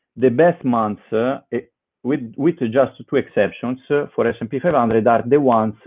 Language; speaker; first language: English; non-native, fluent; Italian